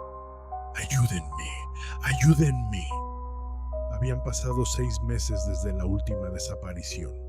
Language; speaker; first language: Spanish; native; Spanish